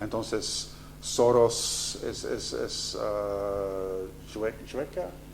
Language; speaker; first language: Spanish; non-native, fluent; Dutch